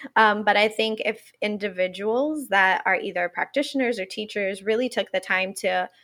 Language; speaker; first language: English; non-native, fluent; Spanish